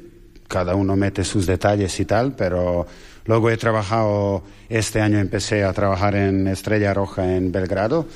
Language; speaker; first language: Spanish; non-native, fluent; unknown